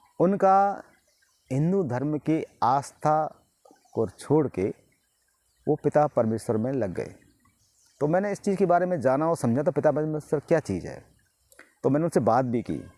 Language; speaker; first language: Hindi; native; Hindi